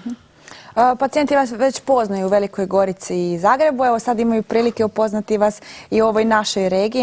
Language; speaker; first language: Croatian; native; Croatian